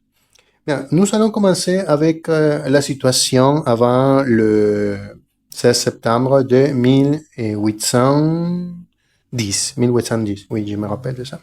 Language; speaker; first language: French; non-native, fluent; Spanish